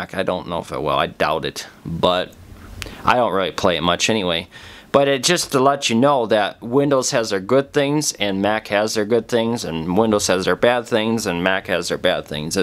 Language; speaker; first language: English; native; English